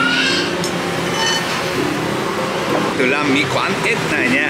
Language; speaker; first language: Vietnamese; non-native, learner; Japanese